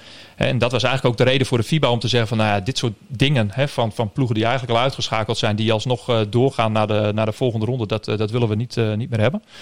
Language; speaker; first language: Dutch; native; Dutch